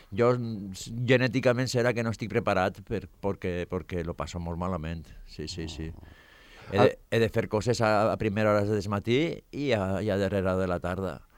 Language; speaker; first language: Catalan; non-native, fluent; Basque